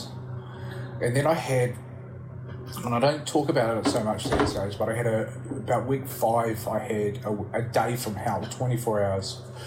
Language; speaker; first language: English; native; English